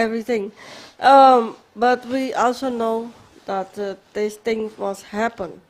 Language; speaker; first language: English; non-native, learner; Papiamento